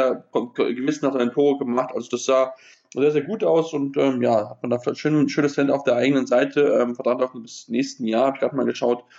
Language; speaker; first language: German; native; German